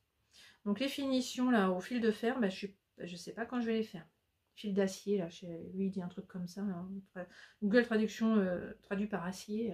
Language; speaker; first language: French; native; French